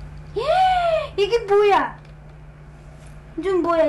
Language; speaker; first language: Korean; non-native, learner; Amharic